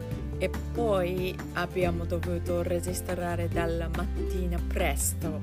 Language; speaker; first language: Italian; non-native, fluent; Japanese